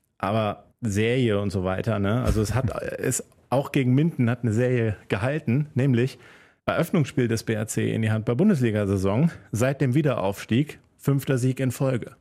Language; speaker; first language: German; native; German